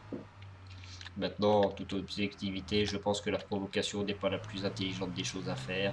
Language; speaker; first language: French; native; French